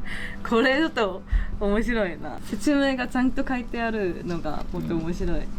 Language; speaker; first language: Japanese; non-native, learner; Korean